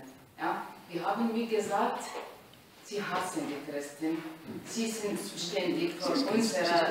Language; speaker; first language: German; non-native, learner; Arabic